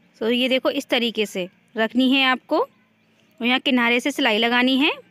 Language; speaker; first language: Hindi; native; Hindi